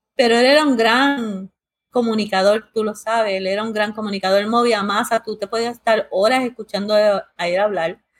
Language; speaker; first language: Spanish; early bilingual, heritage; Spanish